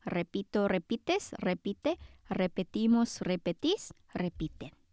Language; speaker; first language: Spanish; non-native, fluent; Korean